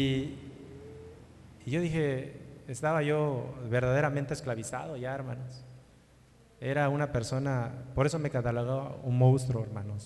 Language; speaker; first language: Spanish; native; Spanish